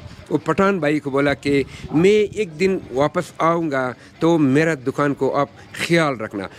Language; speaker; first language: Hindi; non-native, local second language; Persian